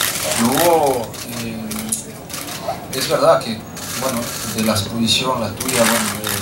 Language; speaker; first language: Spanish; non-native, fluent; French